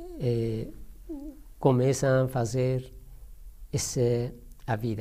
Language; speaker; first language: Portuguese; non-native, learner; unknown